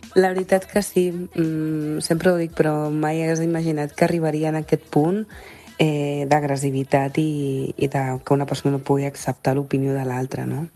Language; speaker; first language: Catalan; early bilingual, other home language; Arabic